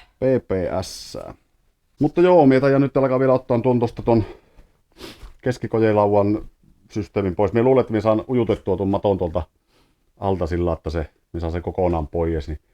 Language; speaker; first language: Finnish; early bilingual, heritage; Finnish